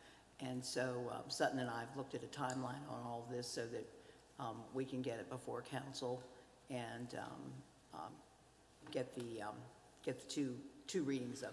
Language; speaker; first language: English; native; English